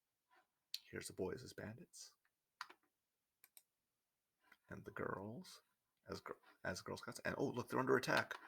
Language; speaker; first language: English; native; English